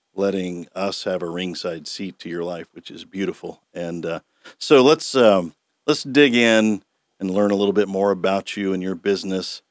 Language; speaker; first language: English; native; English